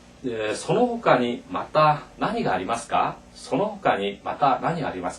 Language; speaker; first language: Japanese; non-native, fluent; Korean